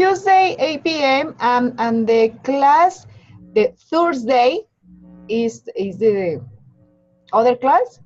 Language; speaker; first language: English; non-native, learner; Spanish